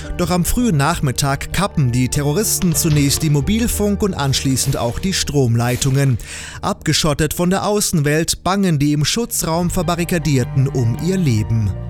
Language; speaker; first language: German; native; German